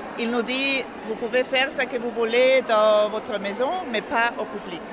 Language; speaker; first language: French; non-native, learner; German